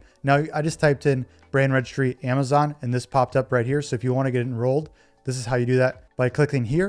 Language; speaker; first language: English; native; English